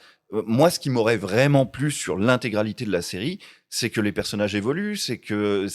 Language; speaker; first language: French; native; French